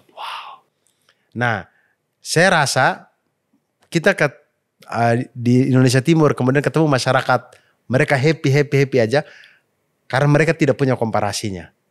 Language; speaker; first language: Indonesian; native; Indonesian